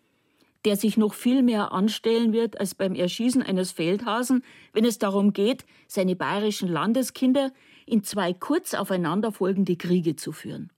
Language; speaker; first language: German; native; German